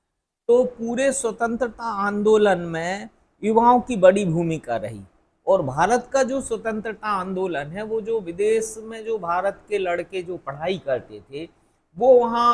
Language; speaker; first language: Hindi; native; Hindi